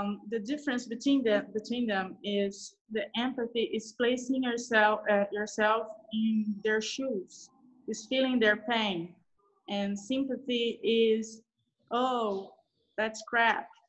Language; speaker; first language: English; non-native, fluent; Portuguese